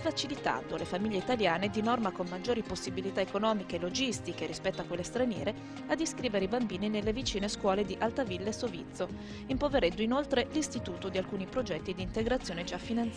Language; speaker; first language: Italian; native; Italian